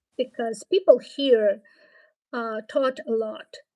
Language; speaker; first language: English; non-native, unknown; Ukrainian